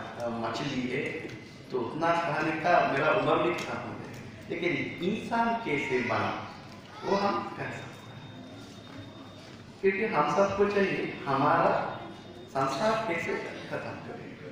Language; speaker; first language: Hindi; non-native, learner; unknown